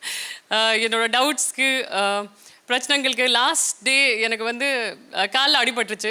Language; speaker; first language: Tamil; non-native, fluent; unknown